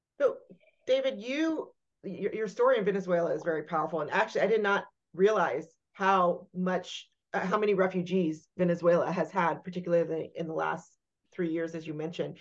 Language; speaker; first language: English; native; English